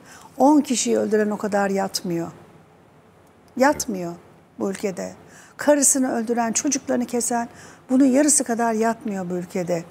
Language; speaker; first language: Turkish; native; Turkish